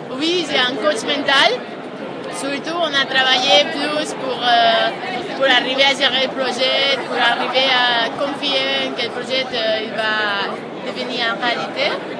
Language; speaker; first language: French; non-native, fluent; Spanish